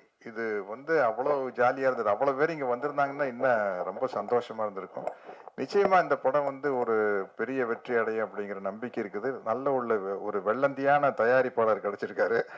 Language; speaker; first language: Tamil; native; Tamil